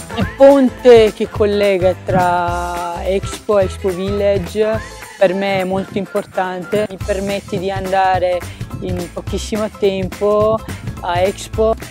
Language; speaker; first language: Italian; non-native, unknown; Somali